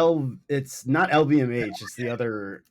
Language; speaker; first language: English; native; English